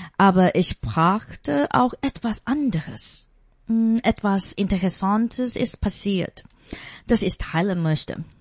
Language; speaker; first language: German; non-native, fluent; Chinese